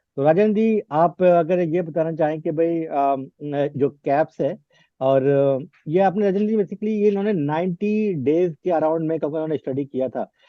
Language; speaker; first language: Hindi; native; Hindi